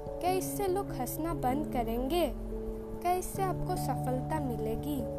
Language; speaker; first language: Hindi; native; Hindi